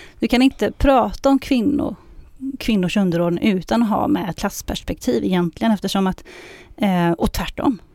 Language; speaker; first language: Swedish; early bilingual, other home language; Arabic